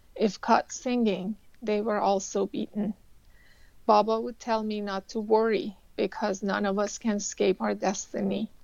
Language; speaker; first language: English; early bilingual, other home language; Persian